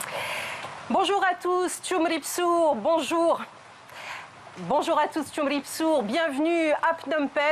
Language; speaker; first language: French; native; French